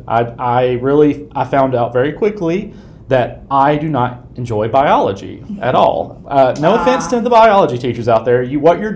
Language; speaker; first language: English; native; English